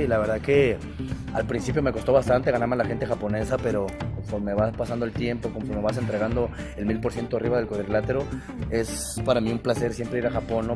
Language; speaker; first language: Spanish; native; Spanish